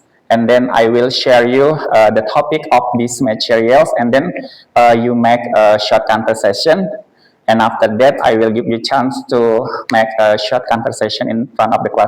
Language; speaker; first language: English; non-native, fluent; Indonesian